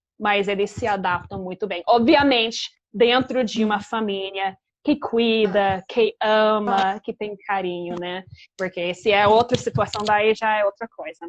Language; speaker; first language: Portuguese; non-native, fluent; English